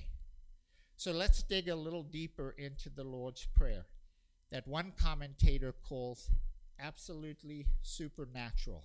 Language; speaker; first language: English; native; English